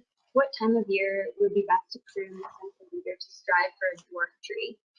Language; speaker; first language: English; native; English